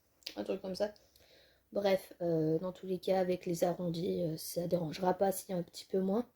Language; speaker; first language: French; native; French